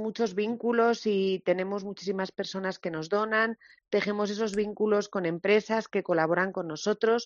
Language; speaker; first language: Spanish; native; Spanish